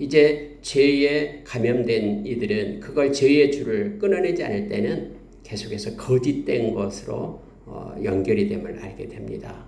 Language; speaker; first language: Korean; native; Korean